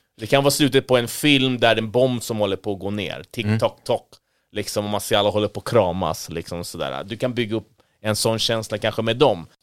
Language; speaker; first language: Swedish; early bilingual, other home language; Spanish